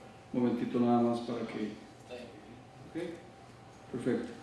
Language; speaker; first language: Spanish; native; Spanish